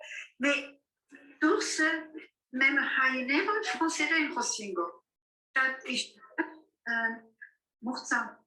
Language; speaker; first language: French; non-native, learner; Armenian